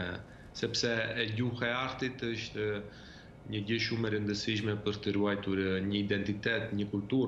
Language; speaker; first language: Albanian; early bilingual, heritage; Albanian